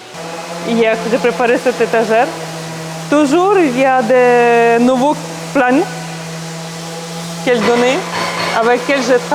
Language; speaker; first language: French; non-native, learner; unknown